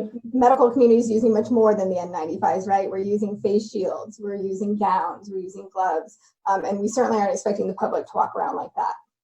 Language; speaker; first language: English; native; English